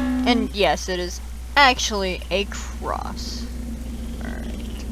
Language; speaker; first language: English; native; English